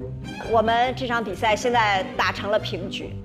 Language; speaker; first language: Chinese; native; Chinese